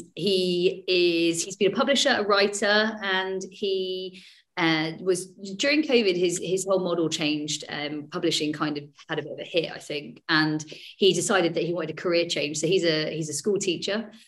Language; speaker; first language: English; native; English